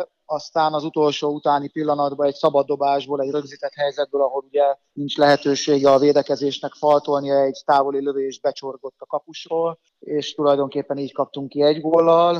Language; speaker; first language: Hungarian; native; Hungarian